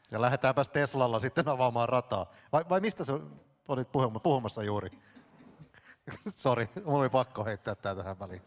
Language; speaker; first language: Finnish; native; Finnish